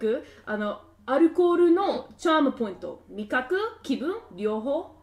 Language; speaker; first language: Japanese; non-native, learner; English